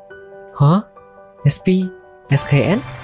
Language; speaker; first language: English; non-native, learner; Indonesian